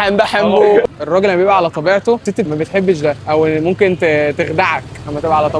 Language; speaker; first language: Arabic; native; Arabic